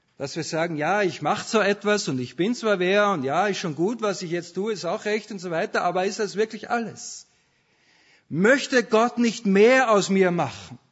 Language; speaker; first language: German; native; German